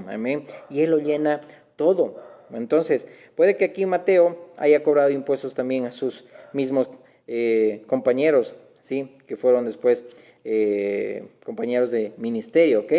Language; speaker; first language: Spanish; native; Spanish